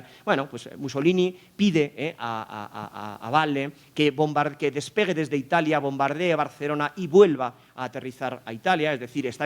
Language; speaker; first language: Spanish; native; Spanish